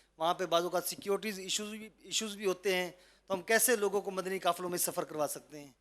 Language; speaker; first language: Urdu; non-native, fluent; Hausa